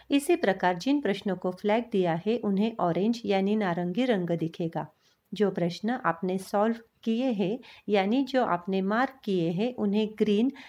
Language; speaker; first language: Hindi; non-native, local second language; Marathi